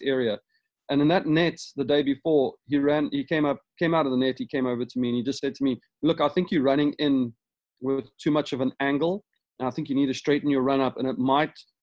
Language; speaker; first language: English; native; English